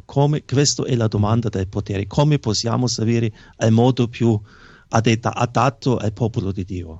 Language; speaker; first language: Italian; non-native, fluent; German